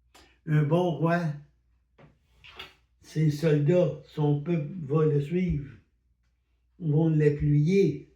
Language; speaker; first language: French; native; French